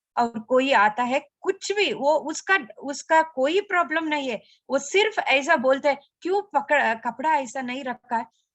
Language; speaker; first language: Hindi; non-native, local second language; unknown